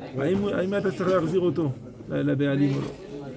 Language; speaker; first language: Hebrew; non-native, fluent; French